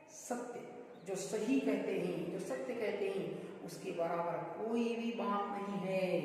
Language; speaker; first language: Hindi; non-native, local second language; Kannada